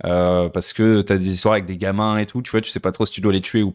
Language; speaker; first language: French; native; French